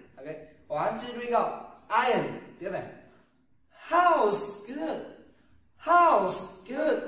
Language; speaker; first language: English; non-native, learner; Vietnamese